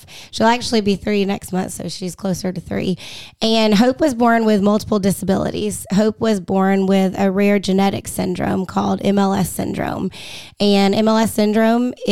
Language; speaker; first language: English; native; English